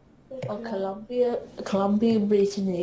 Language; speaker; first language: French; non-native, learner; English